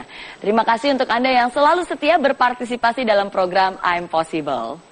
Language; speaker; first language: Indonesian; native; Indonesian